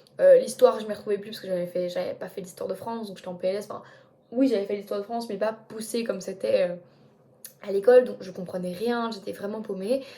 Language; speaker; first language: French; native; French